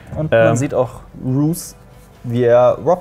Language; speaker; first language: German; native; German